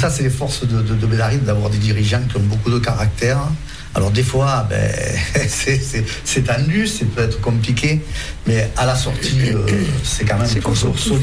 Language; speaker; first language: French; native; French